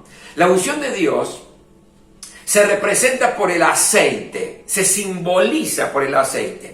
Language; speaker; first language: Spanish; native; Spanish